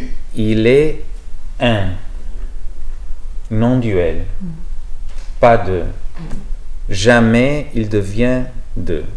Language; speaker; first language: French; non-native, learner; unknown